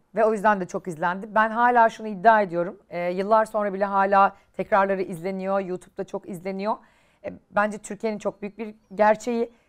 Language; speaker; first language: Turkish; native; Turkish